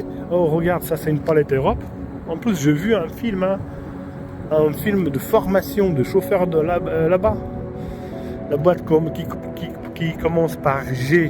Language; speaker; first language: French; non-native, fluent; Polish